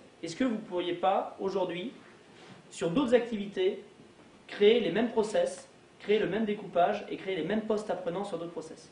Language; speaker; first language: French; native; French